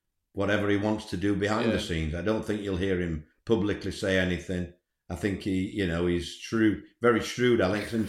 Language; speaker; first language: English; native; English